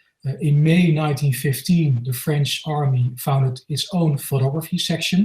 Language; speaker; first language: English; non-native, fluent; Dutch